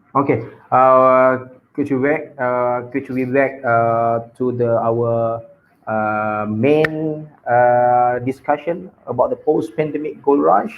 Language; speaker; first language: English; non-native, local second language; Malay